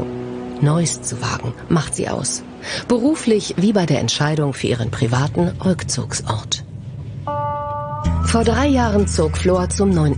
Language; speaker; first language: German; native; German